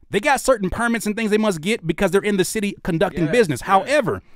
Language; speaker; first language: English; native; English